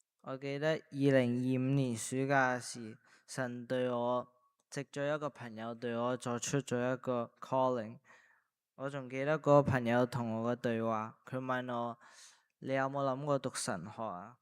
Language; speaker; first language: Chinese; early bilingual, heritage; Cantonese